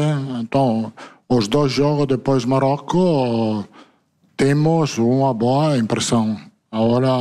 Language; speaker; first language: Portuguese; non-native, fluent; Italian